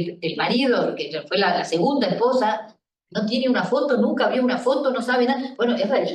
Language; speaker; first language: Spanish; native; Spanish